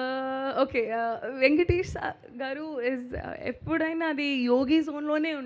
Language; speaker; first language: Telugu; non-native, local second language; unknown